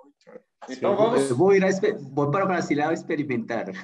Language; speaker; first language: Portuguese; non-native, learner; Spanish